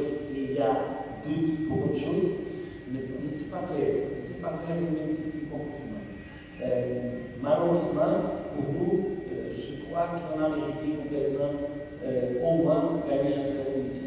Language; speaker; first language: French; non-native, fluent; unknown